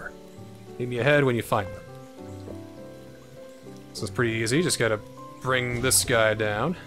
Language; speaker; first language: English; native; English